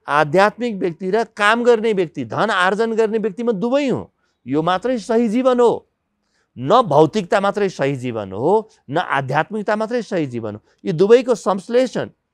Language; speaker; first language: Nepali; native; Nepali